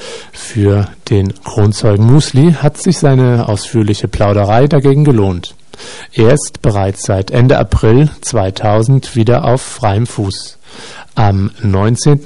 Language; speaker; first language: German; native; German